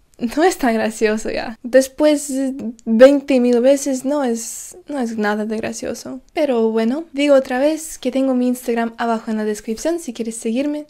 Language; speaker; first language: Spanish; non-native, fluent; Russian